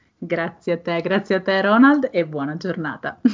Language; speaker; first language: Italian; native; Italian